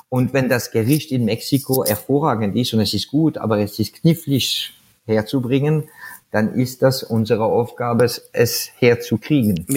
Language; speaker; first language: German; non-native, fluent; French